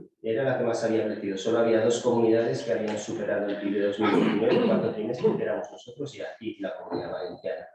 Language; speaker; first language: Spanish; native; Spanish